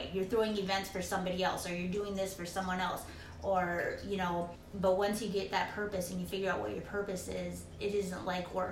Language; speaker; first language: English; native; English